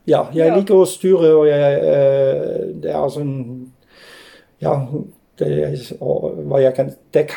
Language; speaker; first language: Norwegian; non-native, fluent; German